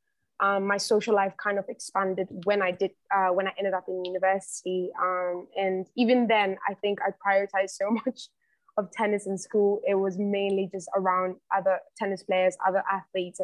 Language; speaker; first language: English; native; English